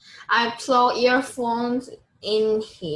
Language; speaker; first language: English; non-native, learner; Korean